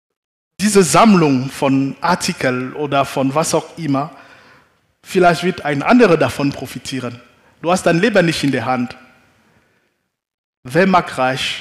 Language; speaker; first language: German; non-native, fluent; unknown